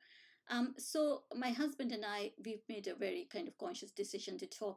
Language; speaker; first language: English; non-native, local second language; Hindi